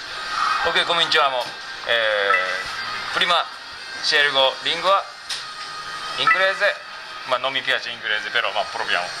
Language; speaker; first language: Italian; non-native, learner; Japanese